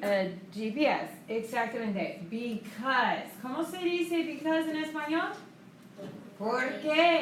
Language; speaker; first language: Spanish; non-native, fluent; English